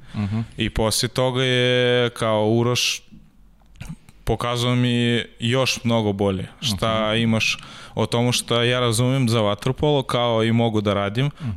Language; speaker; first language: Serbian; non-native, learner; Russian